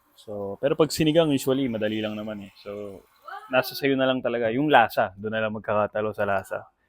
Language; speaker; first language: Filipino; native; Filipino